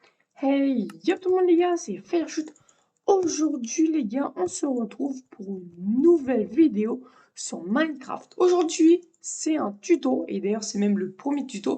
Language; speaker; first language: French; native; French